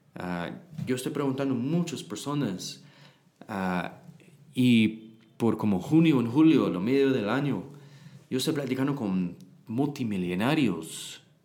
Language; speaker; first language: Spanish; non-native, learner; English